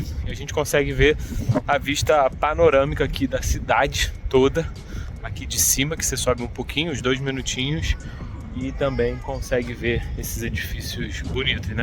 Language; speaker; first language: Portuguese; native; Portuguese